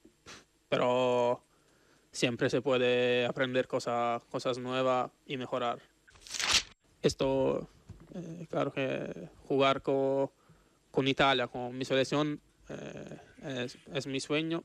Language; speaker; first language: Spanish; non-native, fluent; Italian